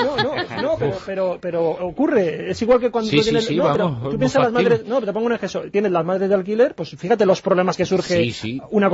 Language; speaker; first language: Spanish; native; Spanish